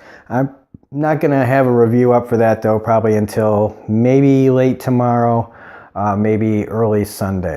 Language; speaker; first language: English; native; English